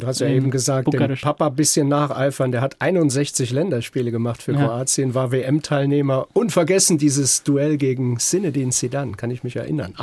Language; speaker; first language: German; native; German